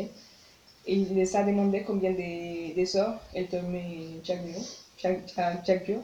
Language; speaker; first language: French; non-native, learner; Spanish